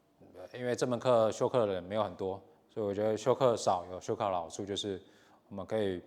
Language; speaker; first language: Chinese; native; Chinese